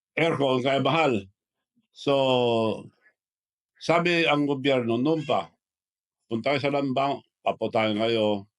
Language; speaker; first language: Filipino; non-native, local second language; Iloko